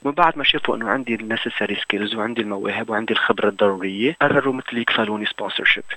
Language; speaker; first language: Arabic; native; Arabic